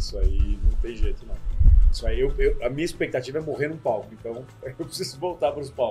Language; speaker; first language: Portuguese; native; Portuguese